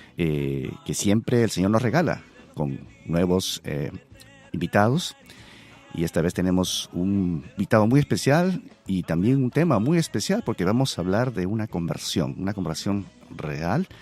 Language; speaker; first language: Spanish; native; Spanish